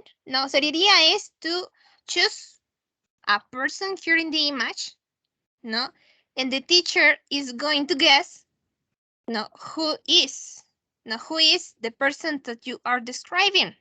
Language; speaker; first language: English; non-native, learner; Spanish